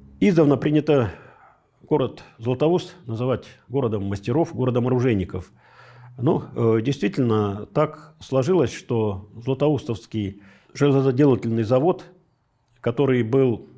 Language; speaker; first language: Russian; native; Russian